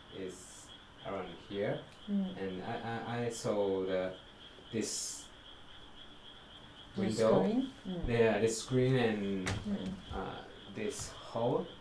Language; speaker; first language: English; non-native, fluent; Korean